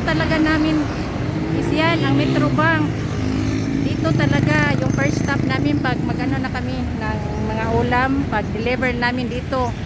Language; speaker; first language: Filipino; non-native, local second language; Cebuano